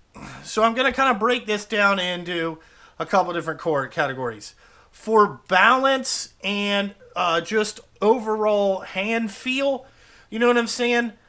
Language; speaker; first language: English; native; English